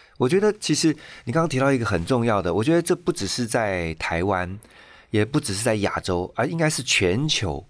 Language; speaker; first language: Chinese; native; Chinese